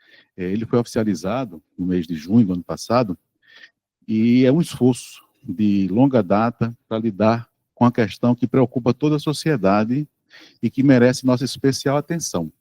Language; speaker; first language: Portuguese; native; Portuguese